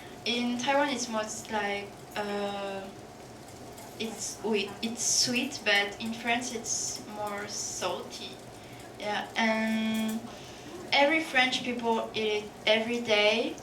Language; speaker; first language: English; non-native, fluent; French